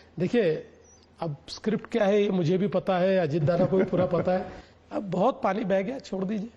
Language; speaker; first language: Hindi; non-native, local second language; Marathi